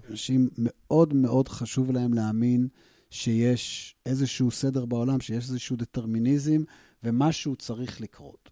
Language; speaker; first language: Hebrew; native; Hebrew